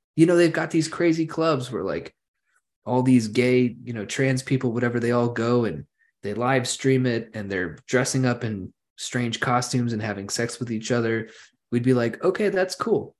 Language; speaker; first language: English; early bilingual, other home language; German